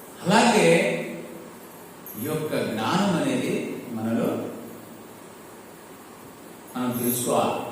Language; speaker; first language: Telugu; native; Telugu